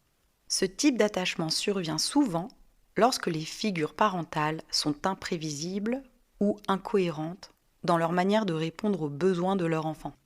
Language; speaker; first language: French; native; French